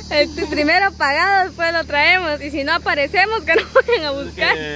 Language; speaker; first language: Spanish; native; Spanish